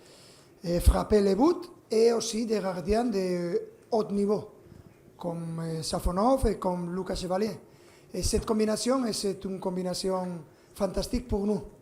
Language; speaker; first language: French; non-native, fluent; Spanish